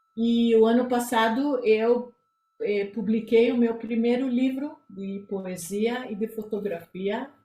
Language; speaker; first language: Portuguese; early bilingual, heritage; Portuguese